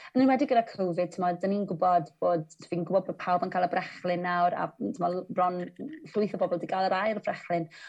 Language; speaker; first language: Welsh; native; Welsh